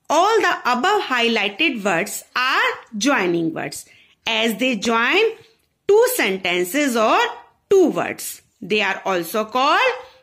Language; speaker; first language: Hindi; native; Hindi